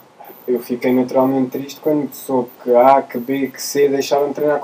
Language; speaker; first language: Portuguese; native; Portuguese